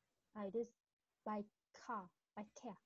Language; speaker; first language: English; non-native, learner; Vietnamese